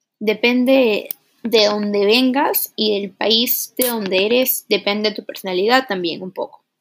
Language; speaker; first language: Spanish; early bilingual, heritage; Spanish